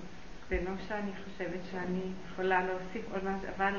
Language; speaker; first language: Hebrew; non-native, fluent; English